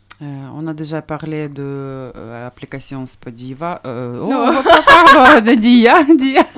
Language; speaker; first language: French; non-native, learner; Russian